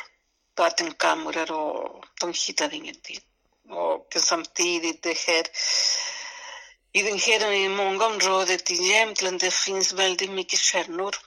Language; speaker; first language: Swedish; non-native, fluent; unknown